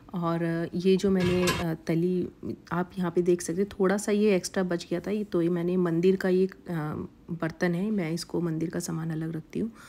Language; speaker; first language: Hindi; native; Hindi